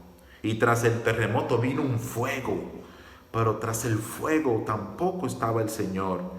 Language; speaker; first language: Spanish; native; Spanish